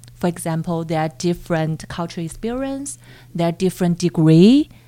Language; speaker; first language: English; non-native, fluent; Chinese